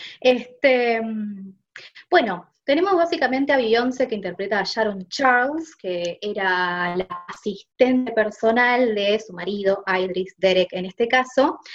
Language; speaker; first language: Spanish; native; Spanish